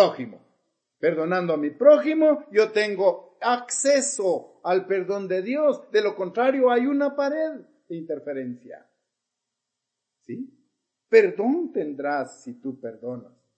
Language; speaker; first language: Spanish; native; Spanish